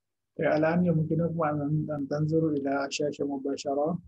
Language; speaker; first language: Arabic; non-native, fluent; Indonesian